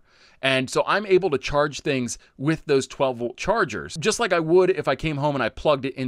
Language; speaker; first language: English; native; English